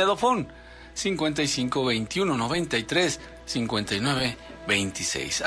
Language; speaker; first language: Spanish; native; Spanish